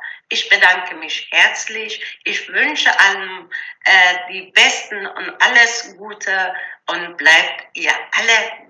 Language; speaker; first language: German; non-native, learner; Persian